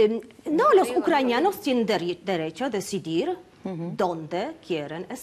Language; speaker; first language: Spanish; non-native, fluent; Polish